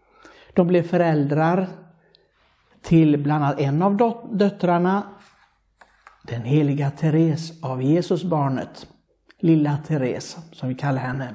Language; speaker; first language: Swedish; non-native, fluent; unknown